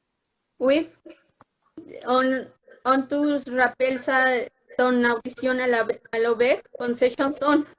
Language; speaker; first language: French; non-native, learner; Spanish